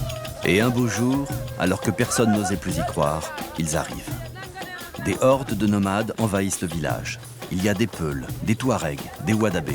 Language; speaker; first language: French; native; French